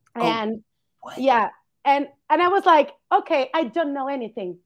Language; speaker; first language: English; non-native, fluent; Spanish